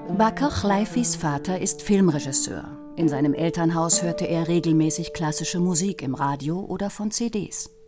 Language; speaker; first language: German; native; German